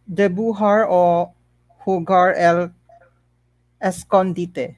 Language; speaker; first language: Spanish; non-native, learner; Filipino